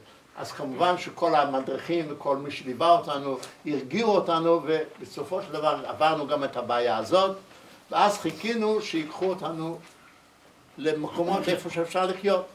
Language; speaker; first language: Hebrew; early bilingual, other home language; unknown